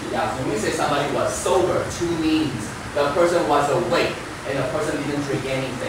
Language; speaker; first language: English; non-native, fluent; Chinese